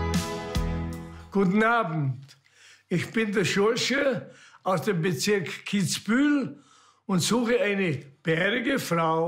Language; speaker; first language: German; native; German